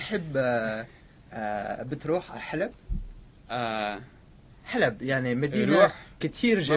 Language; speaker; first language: Arabic; non-native, fluent; English